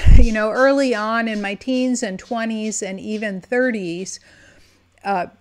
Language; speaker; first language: English; native; English